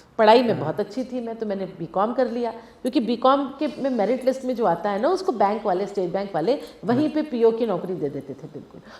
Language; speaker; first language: Hindi; non-native, local second language; Tamil